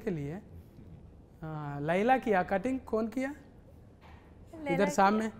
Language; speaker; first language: Hindi; non-native, local second language; Telugu